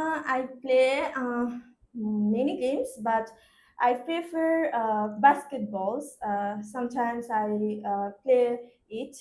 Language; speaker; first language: English; non-native, learner; Bangla